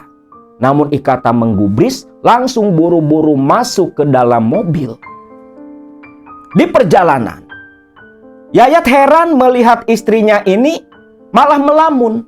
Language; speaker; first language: Indonesian; non-native, local second language; Sundanese